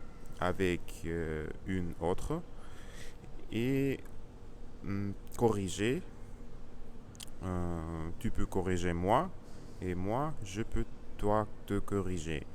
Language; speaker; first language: French; non-native, learner; Russian